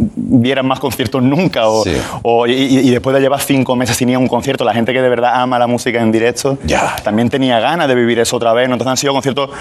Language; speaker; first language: Spanish; native; Spanish